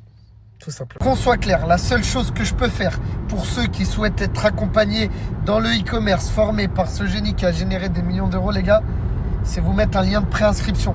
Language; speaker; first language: French; native; French